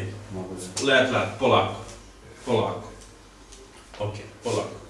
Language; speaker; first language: Hebrew; non-native, fluent; Serbian